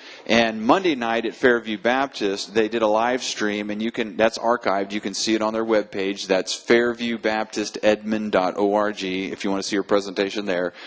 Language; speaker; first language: English; native; English